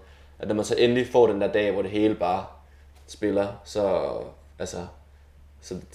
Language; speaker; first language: Danish; native; Danish